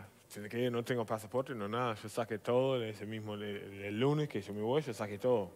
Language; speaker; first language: Spanish; non-native, learner; English